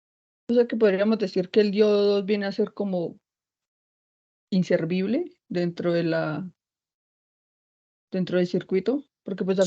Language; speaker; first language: Spanish; native; Spanish